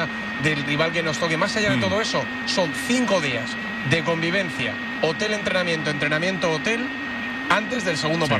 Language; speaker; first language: Spanish; native; Spanish